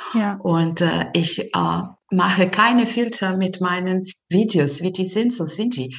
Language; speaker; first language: German; non-native, fluent; Serbian